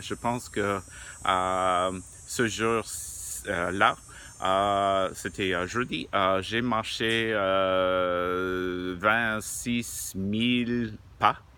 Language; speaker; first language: French; non-native, learner; English